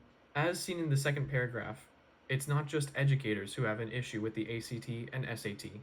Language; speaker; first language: English; native; English